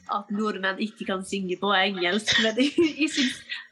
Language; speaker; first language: Norwegian; non-native, fluent; English